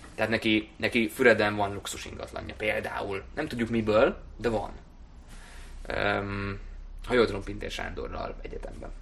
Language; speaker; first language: Hungarian; non-native, local second language; German